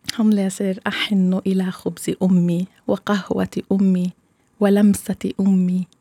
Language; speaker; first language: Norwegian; non-native, fluent; Arabic